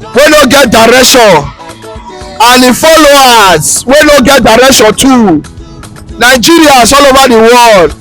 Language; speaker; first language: Nigerian Pidgin; native; Nigerian Pidgin